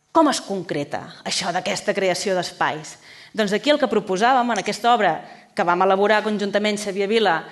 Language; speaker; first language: Catalan; native; Catalan